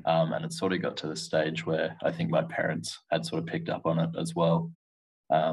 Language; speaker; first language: English; native; English